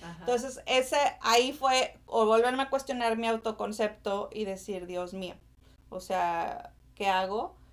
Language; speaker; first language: Spanish; native; Spanish